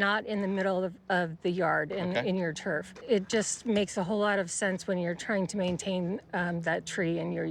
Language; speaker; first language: English; native; English